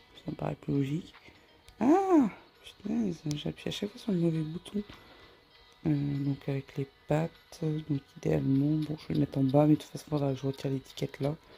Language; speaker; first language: French; native; French